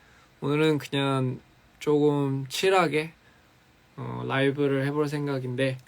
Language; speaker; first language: Korean; early bilingual, heritage; English